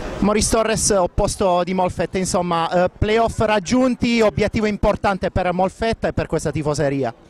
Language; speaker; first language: Italian; native; Italian